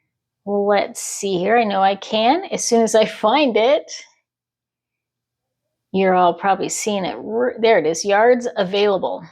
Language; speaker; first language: English; native; English